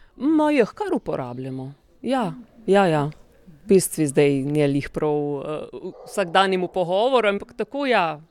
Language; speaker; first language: Slovenian; native; Slovenian